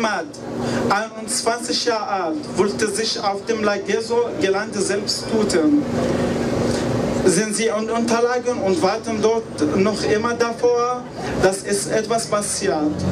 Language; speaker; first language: German; non-native, learner; Arabic